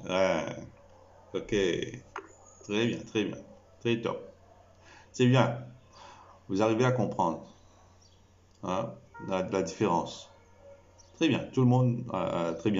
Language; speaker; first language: French; non-native, local second language; Morisyen